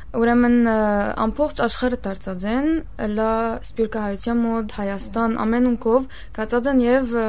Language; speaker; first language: Armenian; early bilingual, heritage; Armenian